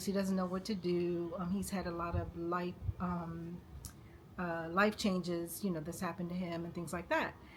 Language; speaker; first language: English; native; English